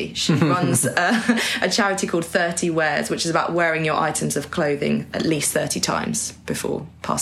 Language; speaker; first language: English; native; English